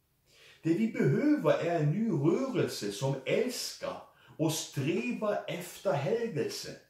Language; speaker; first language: Swedish; non-native, fluent; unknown